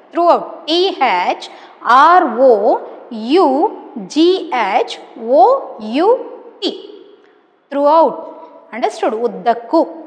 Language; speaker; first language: English; non-native, local second language; Kannada